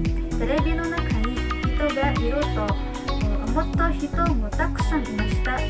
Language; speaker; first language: Japanese; non-native, learner; Indonesian